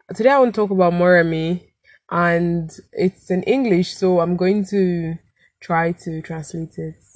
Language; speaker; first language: English; non-native, local second language; Yoruba